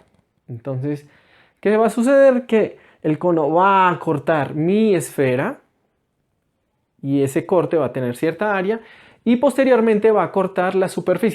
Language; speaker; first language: Spanish; native; Spanish